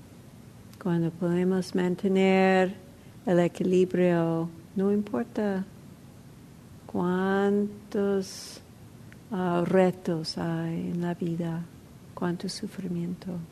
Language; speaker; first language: Spanish; non-native, fluent; English